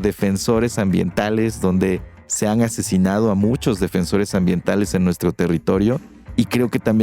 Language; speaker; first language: Spanish; native; Spanish